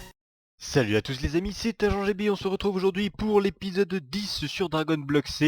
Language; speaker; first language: French; native; French